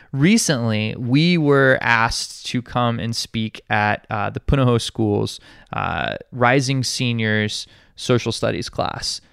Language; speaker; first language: English; native; English